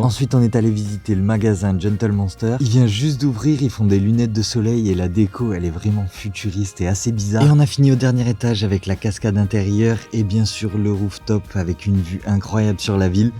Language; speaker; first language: French; native; French